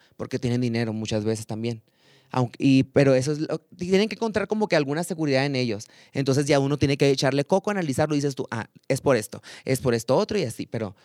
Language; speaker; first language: Spanish; native; Spanish